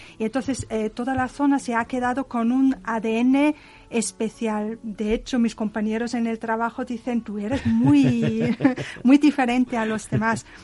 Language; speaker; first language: Spanish; non-native, fluent; German